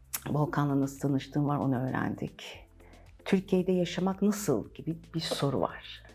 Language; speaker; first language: Turkish; native; Turkish